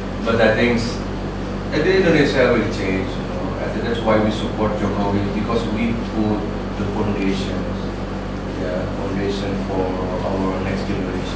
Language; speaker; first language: English; non-native, learner; Indonesian